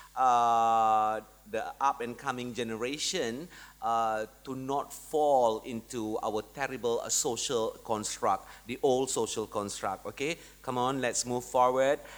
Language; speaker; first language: English; non-native, local second language; Malay